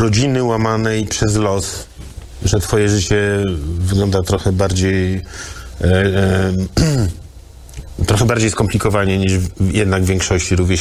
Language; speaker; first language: Polish; native; Polish